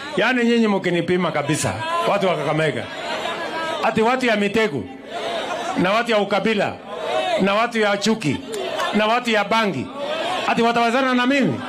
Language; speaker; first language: Swahili; non-native, local second language; Kalenjin